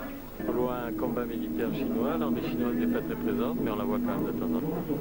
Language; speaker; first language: French; native; French